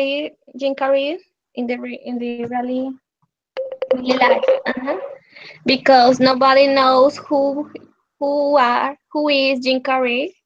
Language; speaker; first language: English; non-native, learner; Spanish